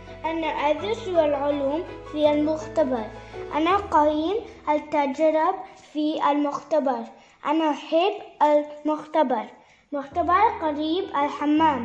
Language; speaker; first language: Arabic; non-native, learner; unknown